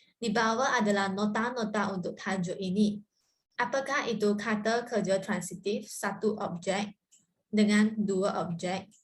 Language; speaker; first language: Malay; non-native, local second language; Chinese